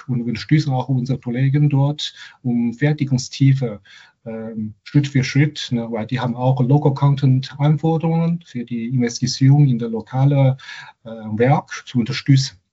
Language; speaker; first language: German; non-native, fluent; Chinese